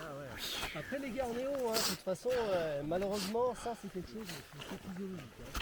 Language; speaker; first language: French; native; French